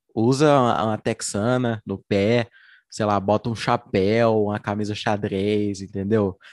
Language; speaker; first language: Portuguese; native; Portuguese